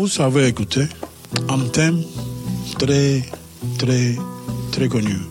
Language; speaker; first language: French; non-native, learner; Spanish